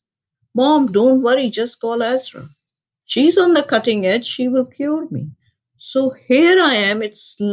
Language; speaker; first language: English; non-native, local second language; Urdu